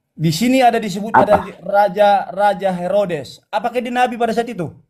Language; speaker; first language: Indonesian; non-native, local second language; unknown